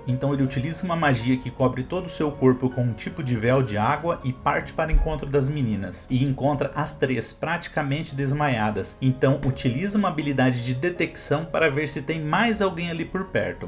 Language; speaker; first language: Portuguese; native; Portuguese